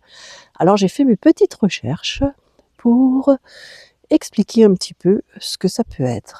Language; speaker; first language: French; native; French